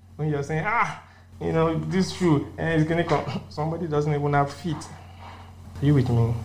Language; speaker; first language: English; non-native, local second language; Yoruba